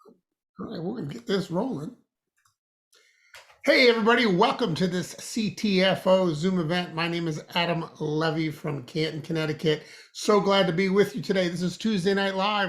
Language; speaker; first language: English; native; English